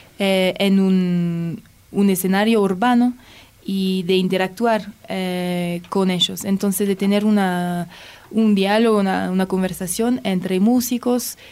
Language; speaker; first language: Spanish; early bilingual, heritage; English